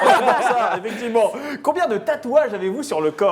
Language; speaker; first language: French; native; French